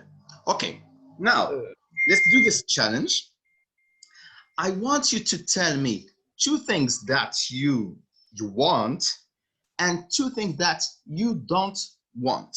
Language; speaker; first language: English; non-native, fluent; Arabic